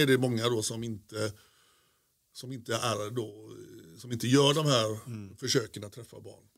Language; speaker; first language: Swedish; native; Swedish